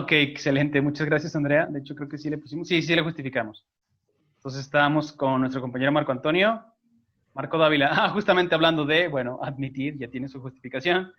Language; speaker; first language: Spanish; native; Spanish